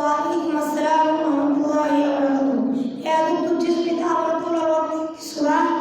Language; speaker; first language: Arabic; non-native, learner; Bangla